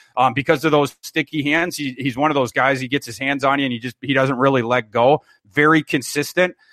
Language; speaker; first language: English; native; English